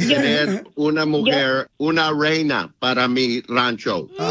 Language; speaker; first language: Spanish; non-native, learner; English